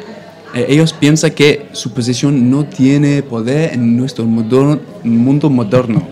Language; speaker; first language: Spanish; non-native, fluent; English